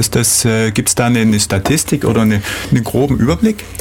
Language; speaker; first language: German; native; German